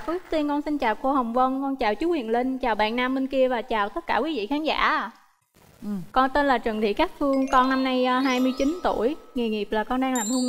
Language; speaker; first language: Vietnamese; native; Vietnamese